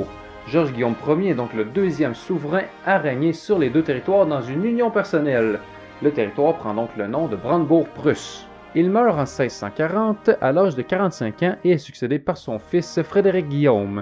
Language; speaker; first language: French; native; French